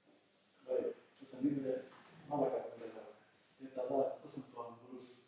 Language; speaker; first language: Basque; non-native, learner; Spanish